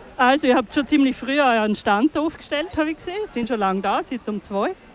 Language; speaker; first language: German; native; German